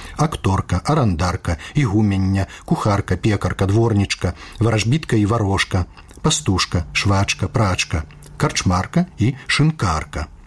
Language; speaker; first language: Belarusian; native; Belarusian